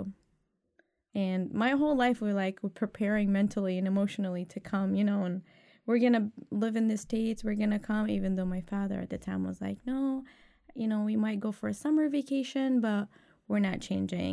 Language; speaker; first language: English; non-native, fluent; Arabic